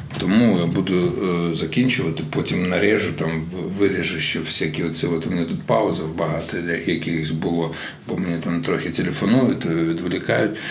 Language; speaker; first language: Ukrainian; non-native, local second language; Russian